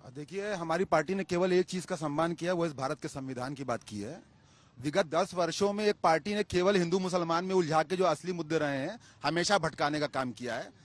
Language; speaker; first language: Hindi; native; Hindi